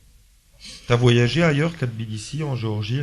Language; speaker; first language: French; native; French